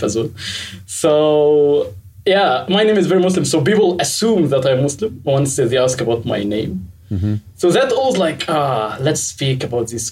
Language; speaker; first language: English; non-native, fluent; Arabic